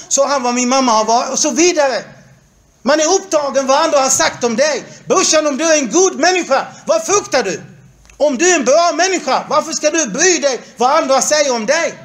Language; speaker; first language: Swedish; non-native, fluent; Arabic